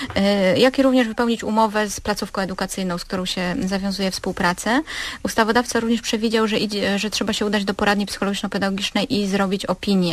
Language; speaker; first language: Polish; native; Polish